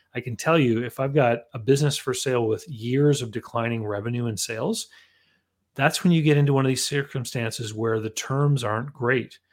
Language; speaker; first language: English; native; English